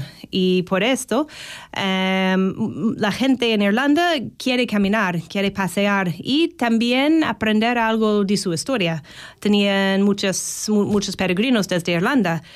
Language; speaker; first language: Spanish; non-native, fluent; English